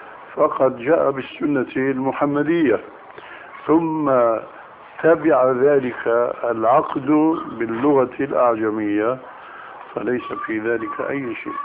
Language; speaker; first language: Arabic; early bilingual, other home language; Albanian